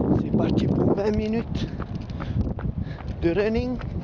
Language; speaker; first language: French; native; French